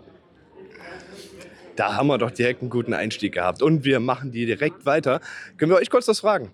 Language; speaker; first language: German; native; German